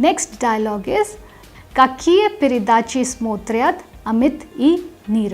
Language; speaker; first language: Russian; non-native, fluent; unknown